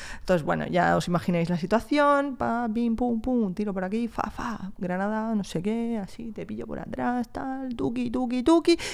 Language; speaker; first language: Spanish; early bilingual, other home language; French